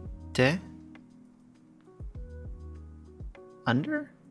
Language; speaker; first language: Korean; non-native, learner; English